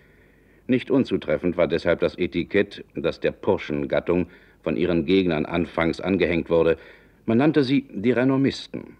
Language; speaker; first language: German; native; German